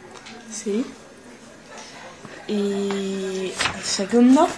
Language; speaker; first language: Spanish; non-native, learner; English